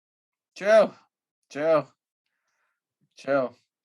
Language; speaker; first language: English; native; English